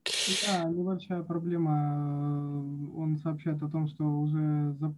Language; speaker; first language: Russian; native; Russian